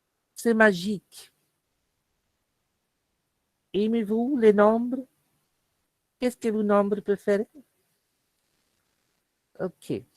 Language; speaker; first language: French; non-native, fluent; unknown